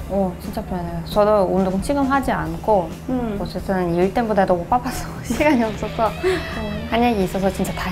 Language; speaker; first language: Korean; non-native, learner; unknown